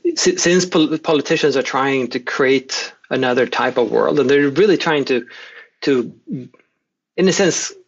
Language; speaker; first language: English; non-native, fluent; Swedish